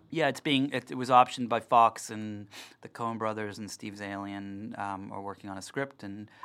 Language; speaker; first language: English; native; English